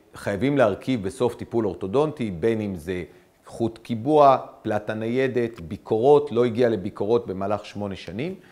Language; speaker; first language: Hebrew; native; Hebrew